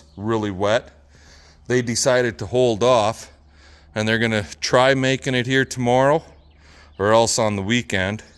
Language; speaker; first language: English; native; English